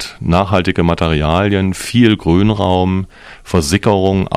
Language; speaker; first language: German; native; German